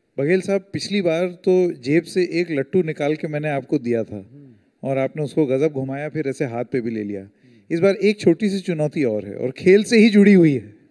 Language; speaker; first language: Hindi; native; Hindi